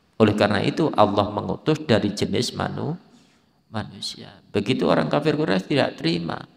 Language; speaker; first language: Indonesian; native; Indonesian